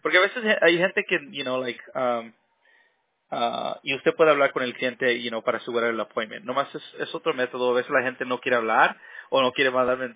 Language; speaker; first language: Spanish; early bilingual, heritage; Spanish